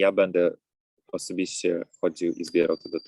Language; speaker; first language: Polish; native; Polish